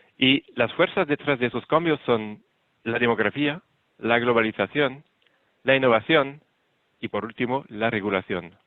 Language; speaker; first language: Spanish; non-native, fluent; French